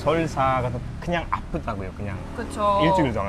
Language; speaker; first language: Korean; non-native, learner; Indonesian